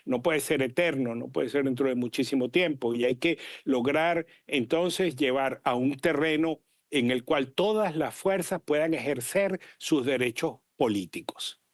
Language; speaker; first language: Spanish; native; Spanish